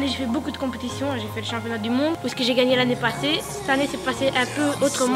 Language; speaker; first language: French; native; French